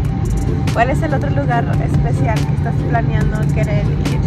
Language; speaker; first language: Spanish; early bilingual, heritage; Spanish